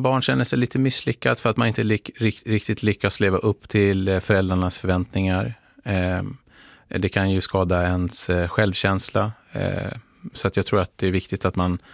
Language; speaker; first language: Swedish; native; Swedish